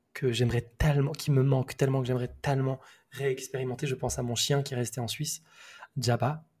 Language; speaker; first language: French; native; French